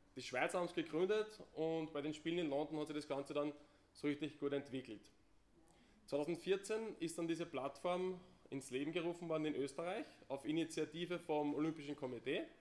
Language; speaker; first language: German; native; German